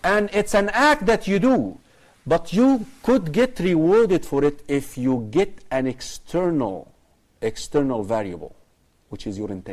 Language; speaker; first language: English; non-native, fluent; Arabic